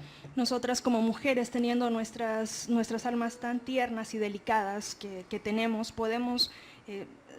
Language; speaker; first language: Spanish; native; Spanish